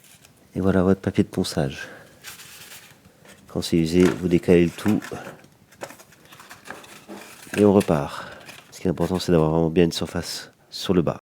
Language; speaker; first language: French; native; French